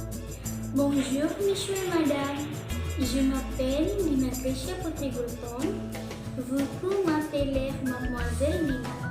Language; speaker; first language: French; non-native, learner; Indonesian